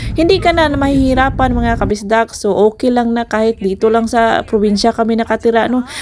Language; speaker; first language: Filipino; non-native, local second language; Cebuano